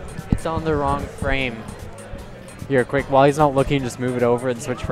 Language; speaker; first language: English; native; English